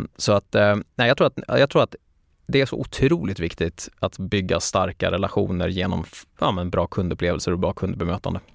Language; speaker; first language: Swedish; native; Swedish